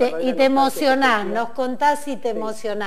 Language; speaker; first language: Spanish; native; Spanish